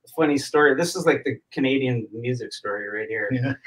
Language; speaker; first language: English; native; English